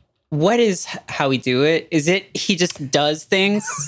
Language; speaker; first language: English; native; English